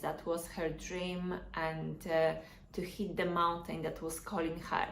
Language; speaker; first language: English; non-native, fluent; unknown